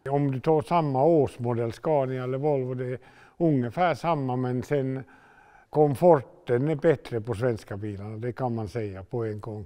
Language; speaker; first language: Swedish; non-native, local second language; Finnish